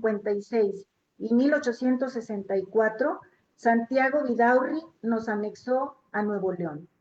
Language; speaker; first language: Spanish; native; Spanish